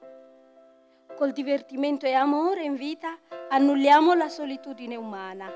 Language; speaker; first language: Italian; non-native, fluent; Tigrinya